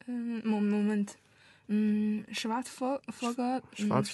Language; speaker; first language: German; non-native, learner; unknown